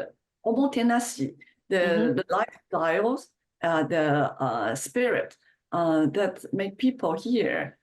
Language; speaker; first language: English; non-native, fluent; Chinese